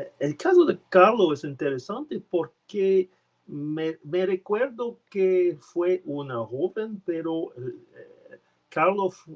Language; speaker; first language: Spanish; non-native, learner; French